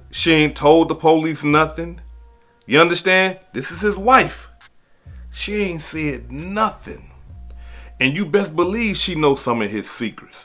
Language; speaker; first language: English; native; English